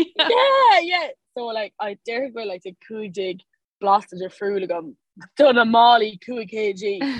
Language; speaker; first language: Irish; non-native, local second language; English